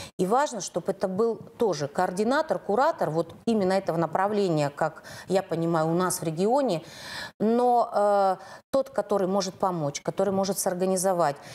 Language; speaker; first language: Russian; native; Russian